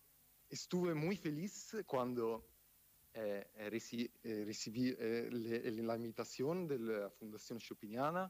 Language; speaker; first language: Spanish; non-native, fluent; Italian